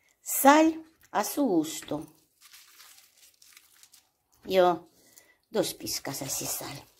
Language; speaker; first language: Spanish; non-native, learner; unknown